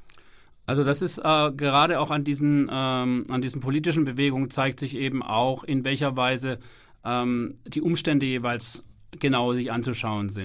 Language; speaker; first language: German; native; German